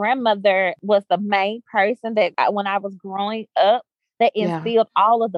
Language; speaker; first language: English; native; English